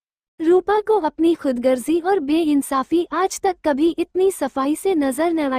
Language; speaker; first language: Hindi; native; Hindi